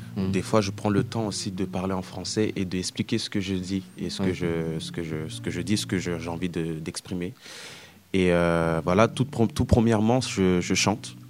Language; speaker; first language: French; native; French